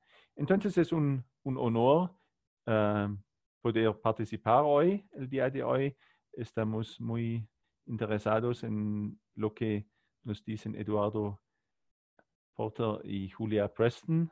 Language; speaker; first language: Spanish; non-native, learner; German